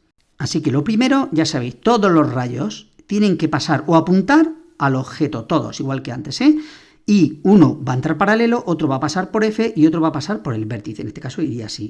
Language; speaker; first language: Spanish; native; Spanish